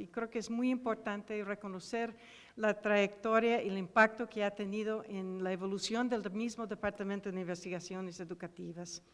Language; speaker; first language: Spanish; non-native, fluent; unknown